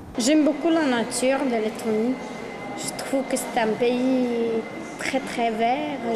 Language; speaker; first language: French; non-native, fluent; Latvian